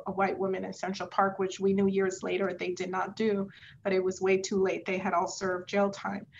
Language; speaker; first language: English; native; English